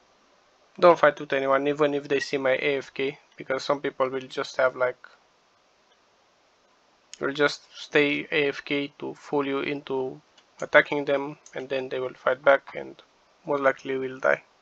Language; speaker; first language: English; non-native, fluent; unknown